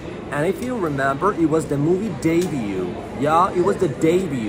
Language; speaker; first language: English; non-native, fluent; Persian